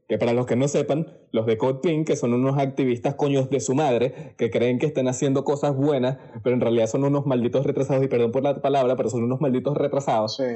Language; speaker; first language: Spanish; native; Spanish